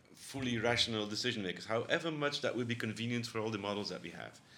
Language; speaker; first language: English; non-native, fluent; Dutch